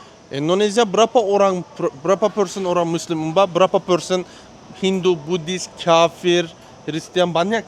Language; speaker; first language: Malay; non-native, learner; Turkish